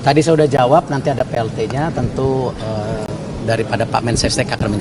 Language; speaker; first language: Indonesian; native; Indonesian